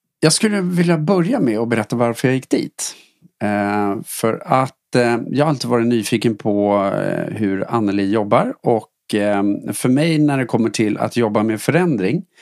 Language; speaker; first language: Swedish; native; Swedish